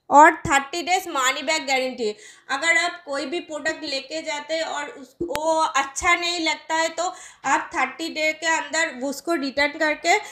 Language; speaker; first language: Hindi; non-native, local second language; Bangla